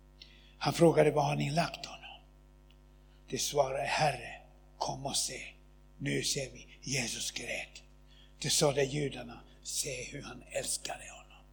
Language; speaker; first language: Swedish; non-native, fluent; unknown